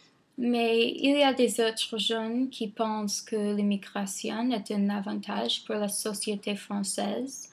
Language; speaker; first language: French; non-native, fluent; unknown